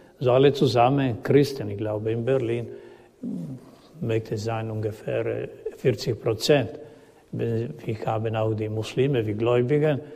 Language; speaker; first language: German; non-native, learner; Croatian